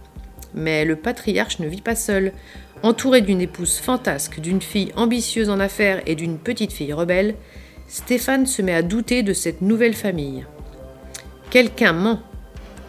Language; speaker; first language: French; native; French